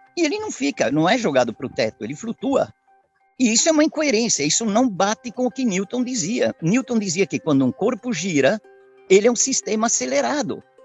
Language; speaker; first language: Portuguese; early bilingual, other home language; Italian